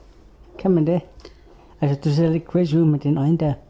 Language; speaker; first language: Danish; non-native, local second language; Kalaallisut